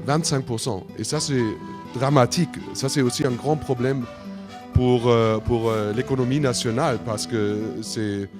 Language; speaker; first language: French; non-native, fluent; German